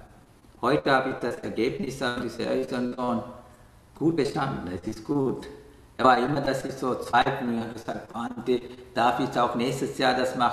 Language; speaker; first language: German; non-native, learner; Sinhala